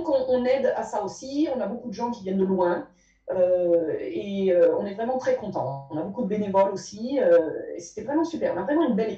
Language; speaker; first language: French; native; French